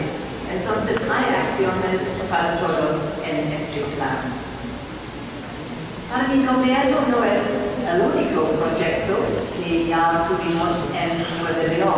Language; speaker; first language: Spanish; non-native, fluent; English